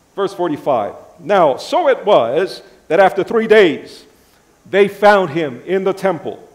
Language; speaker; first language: English; native; English